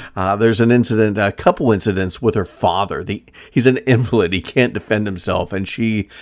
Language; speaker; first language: English; early bilingual, other home language; German